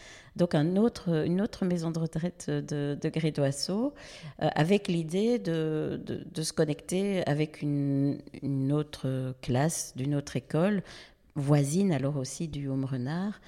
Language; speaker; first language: French; native; French